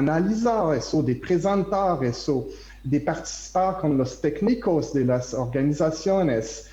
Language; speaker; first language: Spanish; non-native, learner; French